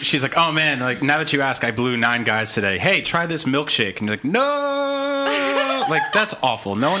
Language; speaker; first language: English; native; English